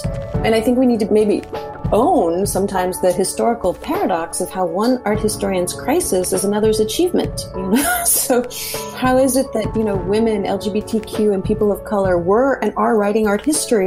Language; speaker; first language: English; native; English